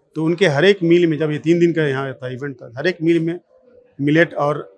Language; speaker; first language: Hindi; non-native, local second language; Sadri